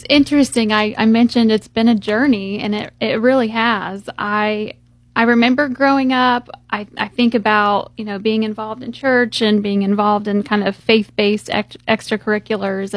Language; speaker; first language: English; native; English